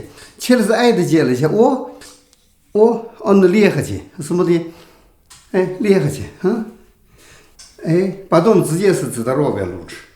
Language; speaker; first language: Russian; non-native, learner; Chinese